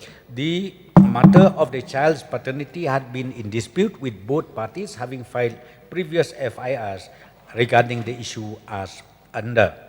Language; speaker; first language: English; non-native, local second language; Khasi